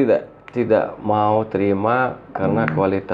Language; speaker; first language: Indonesian; non-native, fluent; Arabic